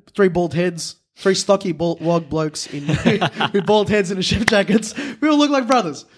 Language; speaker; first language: English; native; English